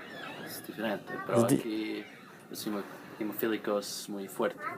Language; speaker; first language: Spanish; non-native, learner; English